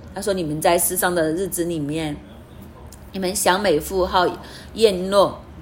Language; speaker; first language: Chinese; non-native, fluent; Cantonese